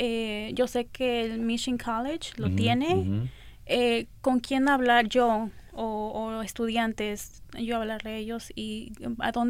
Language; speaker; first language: Spanish; early bilingual, other home language; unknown